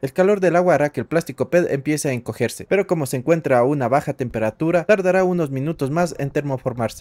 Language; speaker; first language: Spanish; native; Spanish